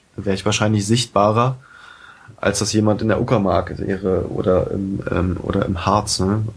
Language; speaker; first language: German; native; German